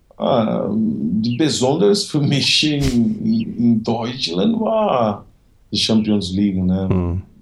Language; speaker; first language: German; non-native, learner; Portuguese